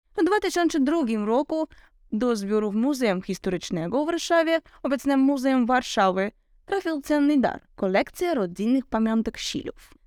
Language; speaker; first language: Polish; non-native, learner; Ukrainian